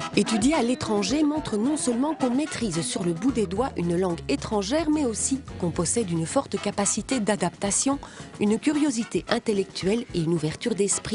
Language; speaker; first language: French; native; French